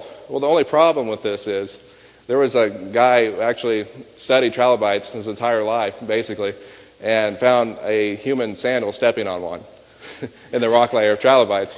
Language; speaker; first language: English; native; English